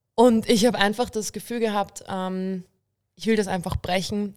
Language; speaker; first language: German; early bilingual, other home language; Bulgarian